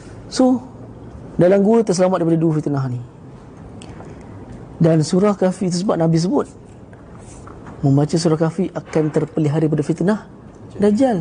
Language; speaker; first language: Malay; native; Malay